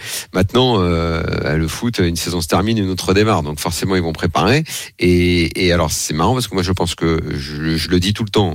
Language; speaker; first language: French; native; French